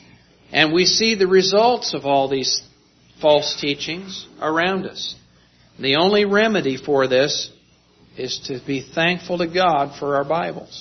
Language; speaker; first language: English; native; English